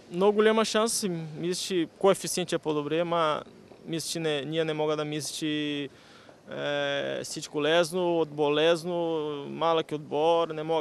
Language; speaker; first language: Bulgarian; non-native, learner; Portuguese